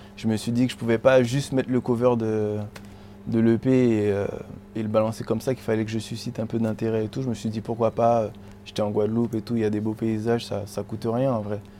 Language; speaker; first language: French; native; French